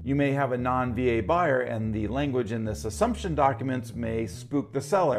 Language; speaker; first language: English; native; English